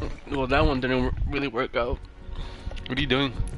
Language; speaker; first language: English; non-native, fluent; Spanish